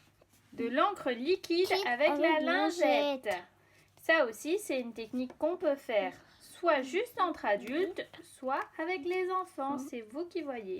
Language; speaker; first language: French; native; French